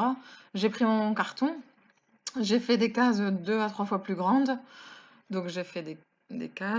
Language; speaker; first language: French; native; French